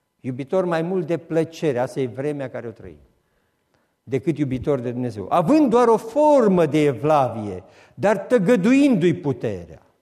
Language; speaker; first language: Romanian; native; Romanian